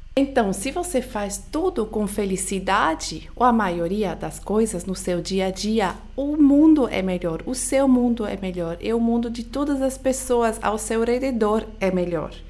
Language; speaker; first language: Portuguese; non-native, fluent; Swiss German